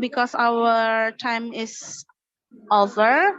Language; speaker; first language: English; non-native, learner; Indonesian